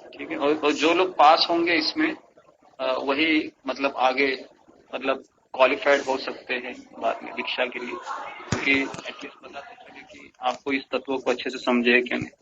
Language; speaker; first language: Hindi; non-native, local second language; Marathi